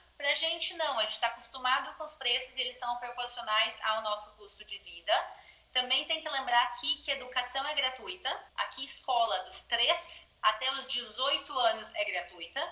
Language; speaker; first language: Portuguese; native; Portuguese